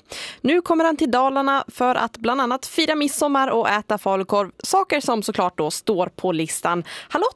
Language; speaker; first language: Swedish; native; Swedish